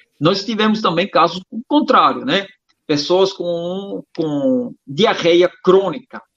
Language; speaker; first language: Portuguese; non-native, fluent; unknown